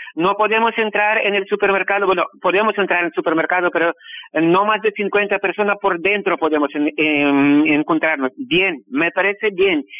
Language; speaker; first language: Spanish; non-native, fluent; Russian